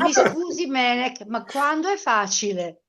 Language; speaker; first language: Italian; native; Italian